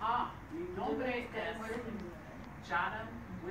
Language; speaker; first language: Spanish; non-native, learner; English